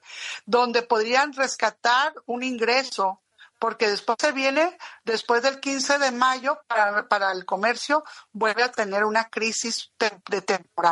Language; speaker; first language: Spanish; native; Spanish